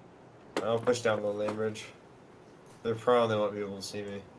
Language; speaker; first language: English; native; English